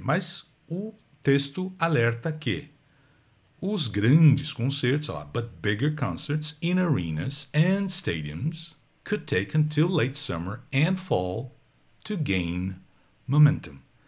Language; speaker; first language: English; non-native, fluent; Portuguese